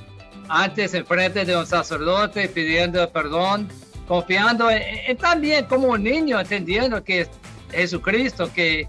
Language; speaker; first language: Spanish; non-native, fluent; English